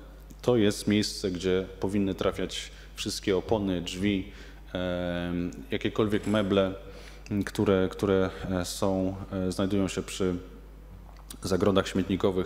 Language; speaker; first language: Polish; native; Polish